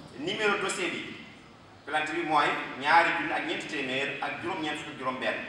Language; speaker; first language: Wolof; non-native, local second language; Fula